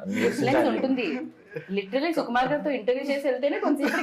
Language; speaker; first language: Telugu; native; Telugu